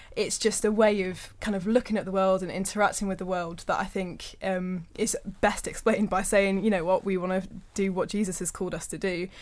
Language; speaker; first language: English; native; English